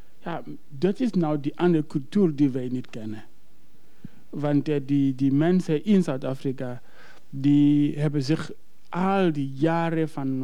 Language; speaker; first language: Dutch; non-native, fluent; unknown